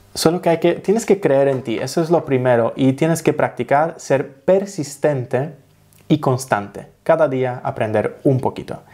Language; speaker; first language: Spanish; non-native, fluent; Polish